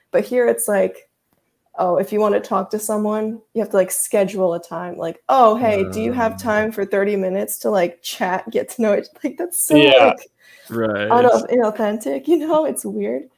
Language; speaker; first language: English; early bilingual, other home language; Russian